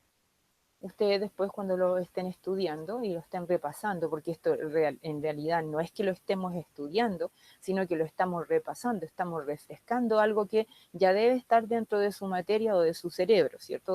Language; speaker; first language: Spanish; native; Spanish